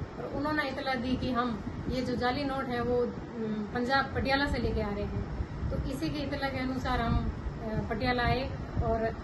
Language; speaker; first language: Hindi; native; Hindi